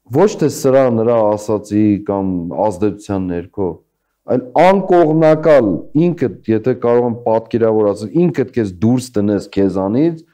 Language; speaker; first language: Armenian; native; Armenian